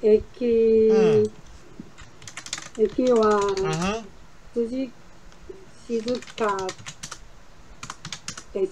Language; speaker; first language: Japanese; non-native, learner; Chinese